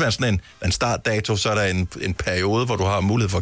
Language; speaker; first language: Danish; native; Danish